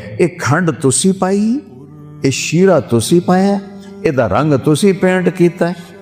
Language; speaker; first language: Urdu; non-native, local second language; Saraiki